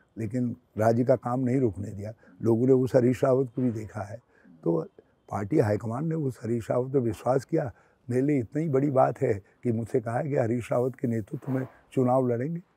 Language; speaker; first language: Hindi; native; Hindi